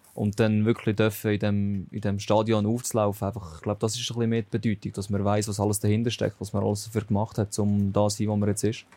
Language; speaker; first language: German; native; German